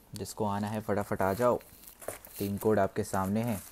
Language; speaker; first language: Hindi; native; Hindi